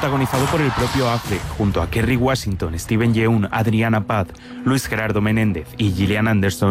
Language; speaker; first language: Spanish; native; Spanish